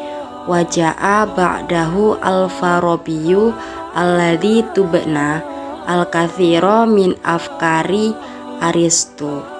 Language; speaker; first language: Arabic; non-native, learner; Indonesian